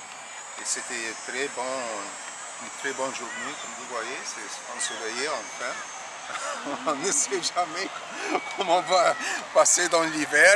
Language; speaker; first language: French; non-native, learner; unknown